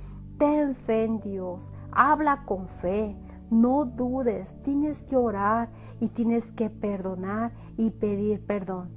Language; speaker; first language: Spanish; native; Spanish